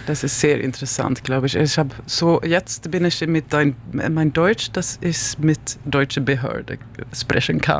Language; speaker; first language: German; non-native, learner; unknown